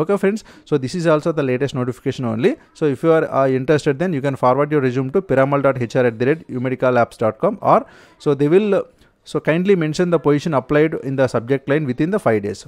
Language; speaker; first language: English; non-native, local second language; Telugu